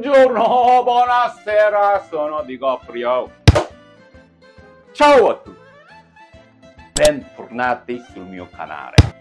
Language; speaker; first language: Italian; non-native, fluent; Japanese